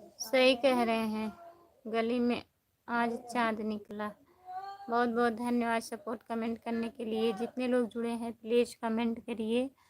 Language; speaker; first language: Hindi; native; Hindi